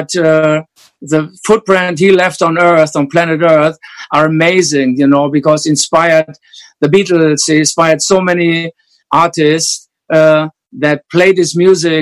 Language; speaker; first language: English; non-native, fluent; German